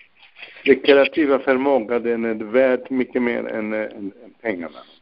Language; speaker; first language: Swedish; non-native, fluent; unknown